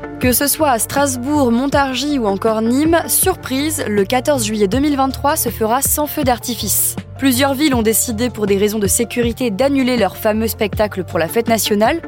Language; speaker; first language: French; native; French